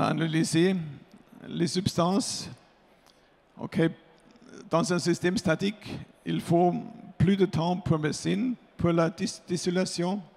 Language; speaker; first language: French; non-native, fluent; German